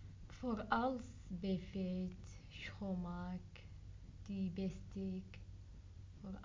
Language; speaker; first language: Dutch; non-native, learner; Arabic